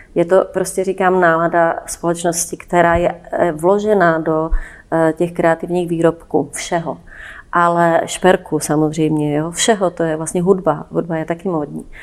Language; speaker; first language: Czech; native; Czech